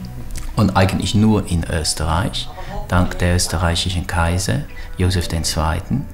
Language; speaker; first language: German; non-native, fluent; English